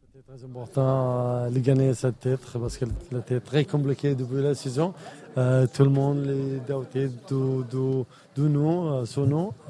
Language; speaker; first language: French; non-native, learner; Arabic